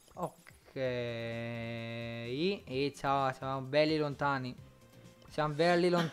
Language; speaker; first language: Italian; native; Italian